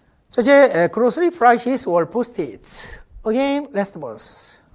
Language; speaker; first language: English; non-native, fluent; Korean